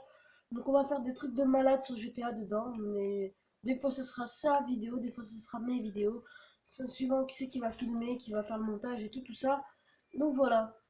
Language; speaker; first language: French; native; French